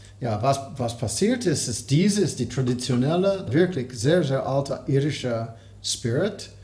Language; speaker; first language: German; non-native, learner; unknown